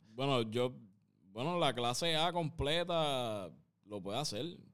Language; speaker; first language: Spanish; native; Spanish